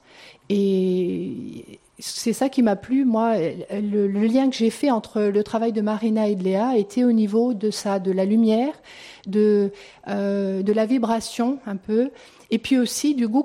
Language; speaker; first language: French; native; French